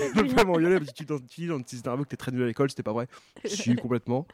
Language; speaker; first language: French; native; French